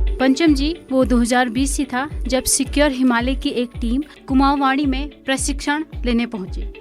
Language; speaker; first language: Hindi; native; Hindi